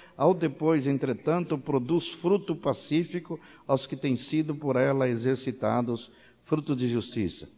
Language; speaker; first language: Portuguese; native; Portuguese